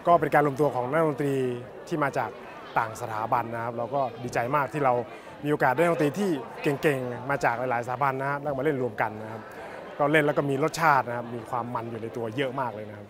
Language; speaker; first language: Thai; native; Thai